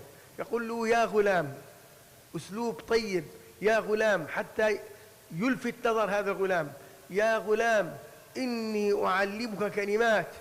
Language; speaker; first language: Arabic; native; Arabic